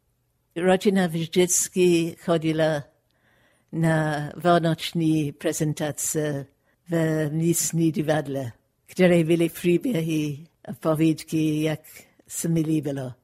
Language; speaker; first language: Czech; non-native, fluent; English